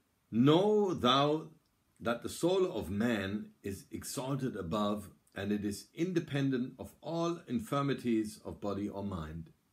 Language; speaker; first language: English; non-native, fluent; German